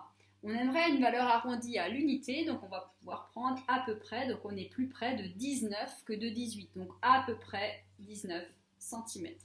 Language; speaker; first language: French; native; French